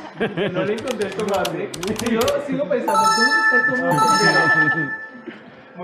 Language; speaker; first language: Spanish; native; Spanish